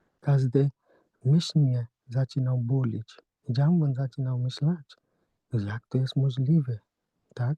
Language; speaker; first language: Polish; non-native, learner; Hindi